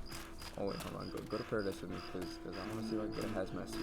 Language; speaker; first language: English; native; English